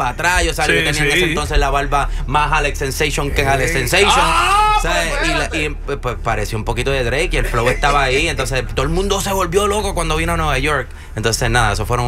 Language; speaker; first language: Spanish; early bilingual, heritage; Spanish